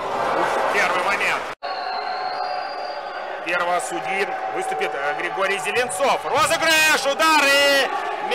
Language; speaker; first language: Russian; native; Russian